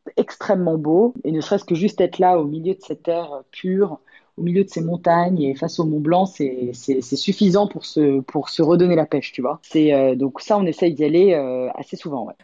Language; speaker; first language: French; native; French